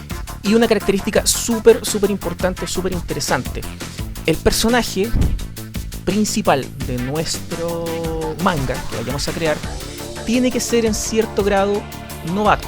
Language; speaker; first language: Spanish; native; Spanish